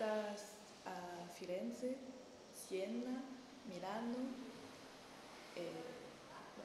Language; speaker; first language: Italian; non-native, learner; French